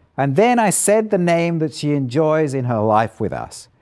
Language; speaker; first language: English; native; English